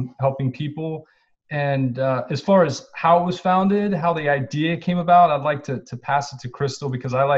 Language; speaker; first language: English; native; English